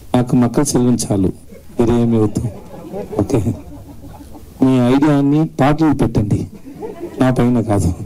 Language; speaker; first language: Telugu; non-native, learner; Tamil